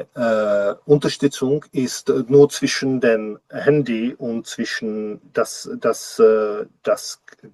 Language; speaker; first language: German; non-native, learner; Czech